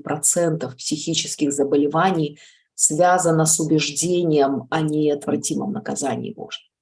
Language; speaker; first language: Russian; native; Russian